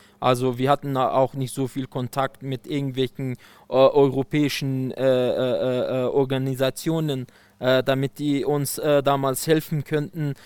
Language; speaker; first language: German; non-native, fluent; Persian